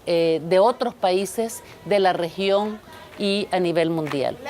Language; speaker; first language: Spanish; native; Spanish